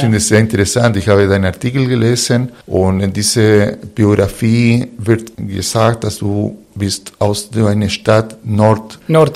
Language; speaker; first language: German; non-native, fluent; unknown